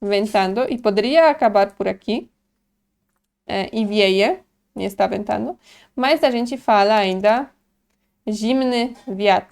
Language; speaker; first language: Portuguese; non-native, fluent; Polish